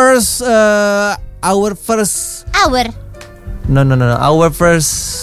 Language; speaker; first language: English; non-native, learner; Indonesian